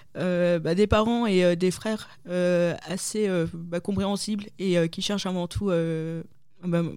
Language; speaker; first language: French; native; French